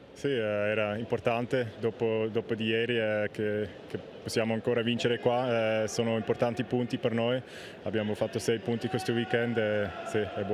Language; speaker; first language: Italian; non-native, fluent; Swiss German